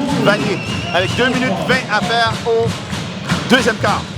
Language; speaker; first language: French; native; French